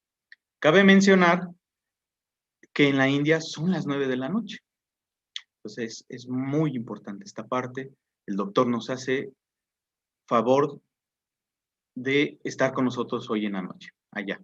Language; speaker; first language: Spanish; native; Spanish